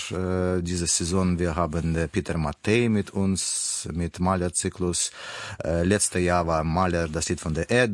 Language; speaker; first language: German; non-native, learner; Russian